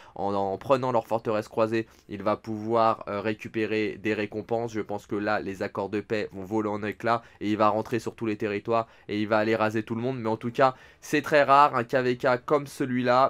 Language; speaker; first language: French; native; French